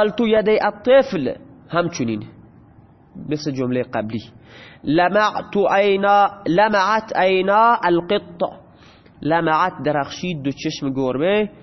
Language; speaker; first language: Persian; non-native, local second language; Baluchi